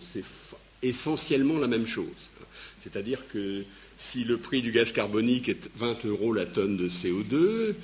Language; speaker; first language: French; native; French